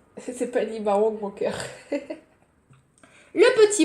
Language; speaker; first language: French; native; French